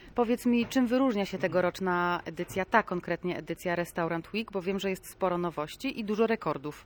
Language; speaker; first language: Polish; native; Polish